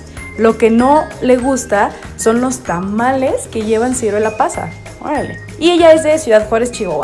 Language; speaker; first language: Spanish; native; Spanish